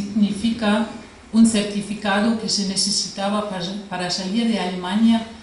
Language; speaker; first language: Spanish; non-native, fluent; German